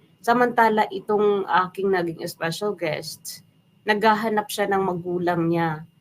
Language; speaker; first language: Filipino; non-native, local second language; Waray